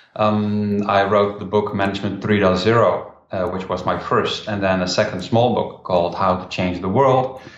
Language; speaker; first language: English; non-native, fluent; Dutch